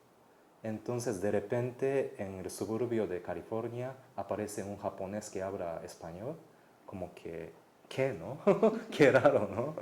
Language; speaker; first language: Spanish; non-native, fluent; Japanese